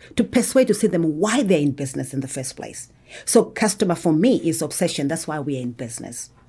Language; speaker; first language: English; non-native, local second language; Shona